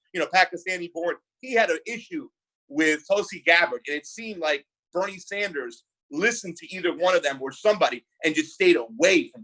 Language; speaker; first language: English; native; English